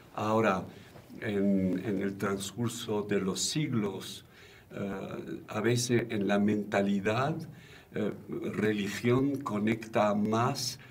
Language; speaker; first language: Spanish; non-native, fluent; French